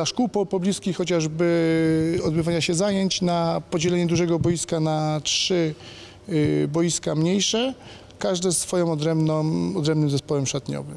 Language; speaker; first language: Polish; native; Polish